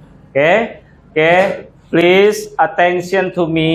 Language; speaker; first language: English; non-native, learner; Indonesian